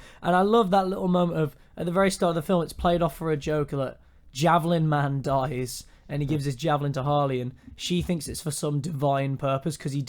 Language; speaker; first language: English; native; English